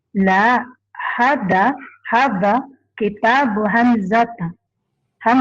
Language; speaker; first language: Arabic; non-native, learner; Filipino